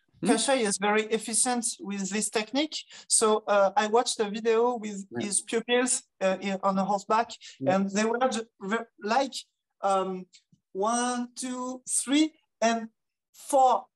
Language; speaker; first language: English; non-native, fluent; French